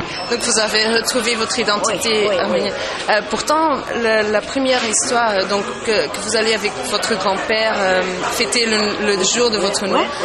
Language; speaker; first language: French; non-native, local second language; Dutch